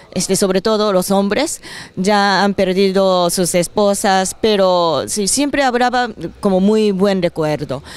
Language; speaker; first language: Spanish; non-native, fluent; Japanese